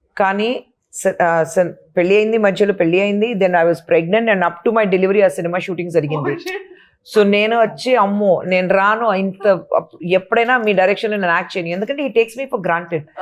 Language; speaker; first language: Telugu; non-native, fluent; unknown